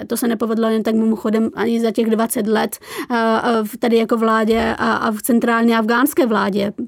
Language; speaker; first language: Czech; early bilingual, other home language; Persian